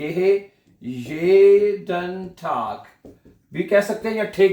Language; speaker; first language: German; non-native, fluent; Urdu